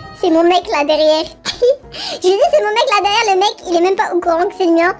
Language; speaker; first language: French; early bilingual, other home language; Polish